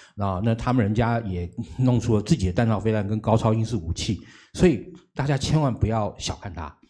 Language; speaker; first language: Chinese; native; Chinese